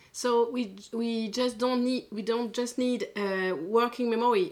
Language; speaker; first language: English; non-native, learner; French